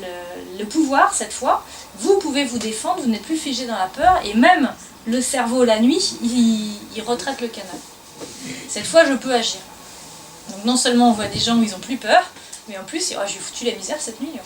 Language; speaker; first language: French; native; French